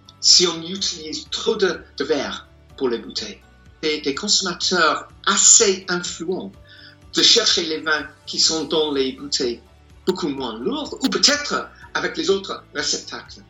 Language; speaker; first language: French; non-native, fluent; English